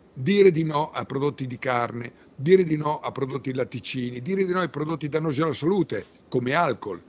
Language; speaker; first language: Italian; native; Italian